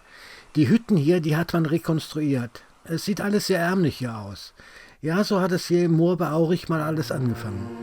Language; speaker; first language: German; native; German